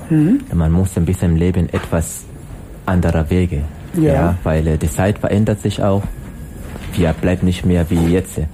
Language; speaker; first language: German; non-native, learner; Swahili